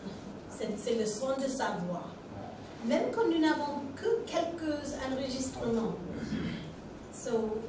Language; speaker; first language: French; non-native, fluent; English